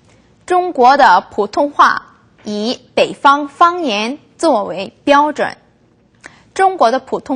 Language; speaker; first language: Chinese; non-native, fluent; Korean